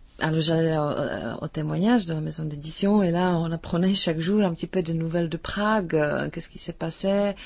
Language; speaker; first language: French; non-native, fluent; Czech